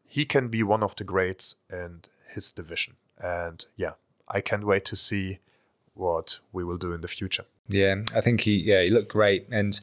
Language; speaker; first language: English; non-native, fluent; German